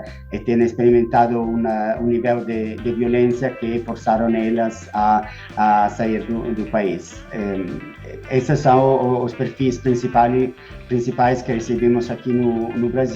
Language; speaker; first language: Portuguese; non-native, fluent; Spanish